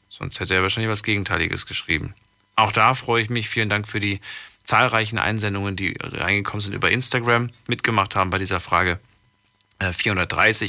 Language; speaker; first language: German; native; German